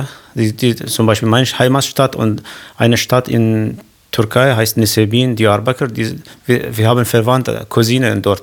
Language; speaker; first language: German; non-native, learner; Kurdish